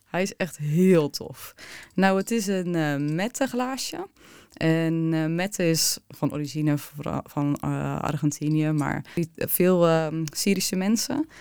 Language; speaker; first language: Dutch; native; Dutch